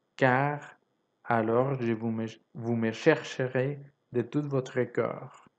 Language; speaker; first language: French; non-native, fluent; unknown